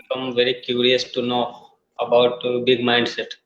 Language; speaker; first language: English; non-native, fluent; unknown